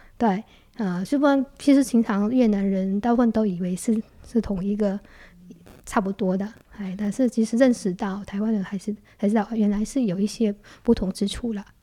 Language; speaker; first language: Chinese; non-native, fluent; Vietnamese